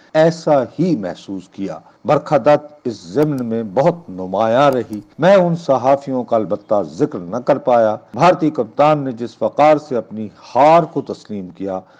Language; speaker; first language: Urdu; non-native, local second language; Punjabi